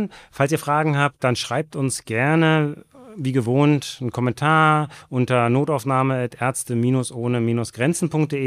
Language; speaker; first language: German; native; German